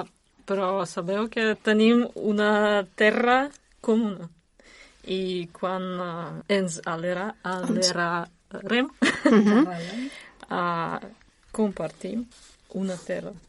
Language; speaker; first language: Catalan; non-native, learner; Russian